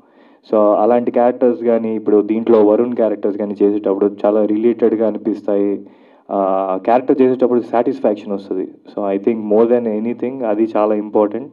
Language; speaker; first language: Telugu; native; Telugu